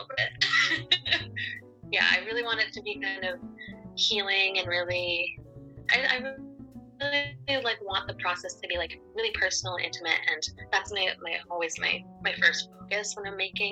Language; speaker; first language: English; native; English